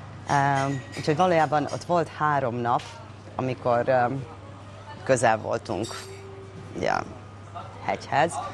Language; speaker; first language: Hungarian; native; Hungarian